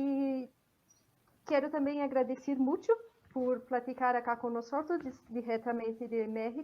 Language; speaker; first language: Spanish; non-native, fluent; Portuguese